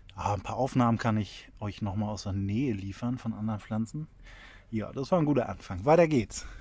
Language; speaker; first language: German; native; German